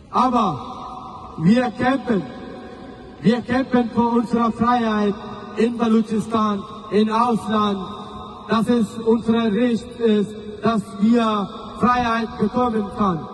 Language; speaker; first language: German; non-native, learner; Baluchi